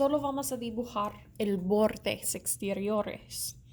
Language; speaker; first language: Spanish; non-native, learner; English